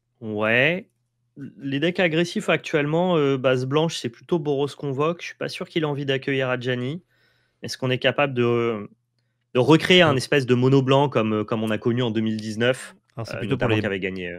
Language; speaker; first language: French; native; French